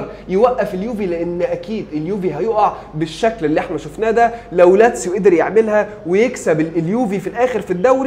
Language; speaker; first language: Arabic; native; Arabic